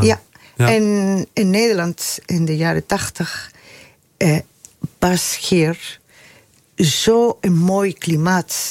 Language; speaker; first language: Dutch; non-native, fluent; Spanish